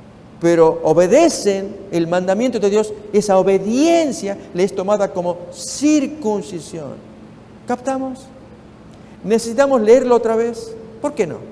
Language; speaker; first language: Spanish; native; Spanish